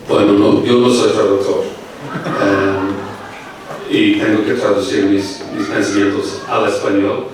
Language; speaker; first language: Spanish; non-native, fluent; English